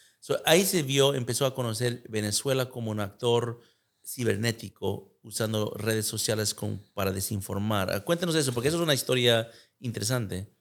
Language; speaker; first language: Spanish; early bilingual, heritage; Spanish